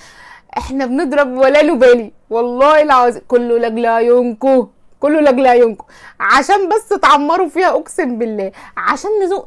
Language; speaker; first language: Arabic; native; Arabic